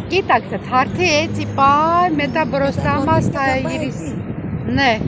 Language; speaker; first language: Greek; non-native, learner; Armenian